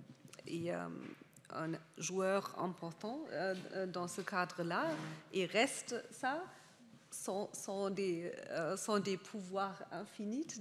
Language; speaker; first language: French; non-native, fluent; German